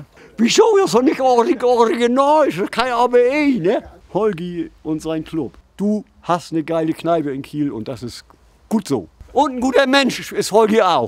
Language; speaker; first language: German; native; German